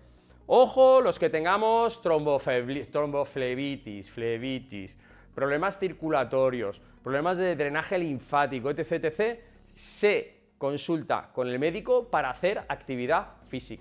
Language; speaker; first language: Spanish; native; Spanish